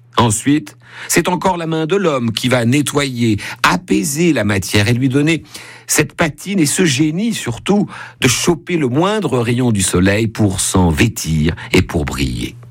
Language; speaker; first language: French; native; French